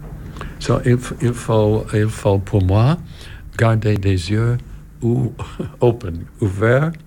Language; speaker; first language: French; non-native, learner; English